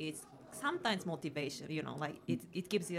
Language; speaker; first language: English; non-native, fluent; Japanese